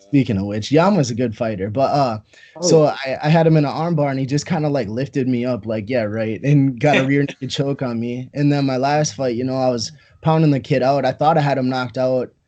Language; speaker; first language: English; native; English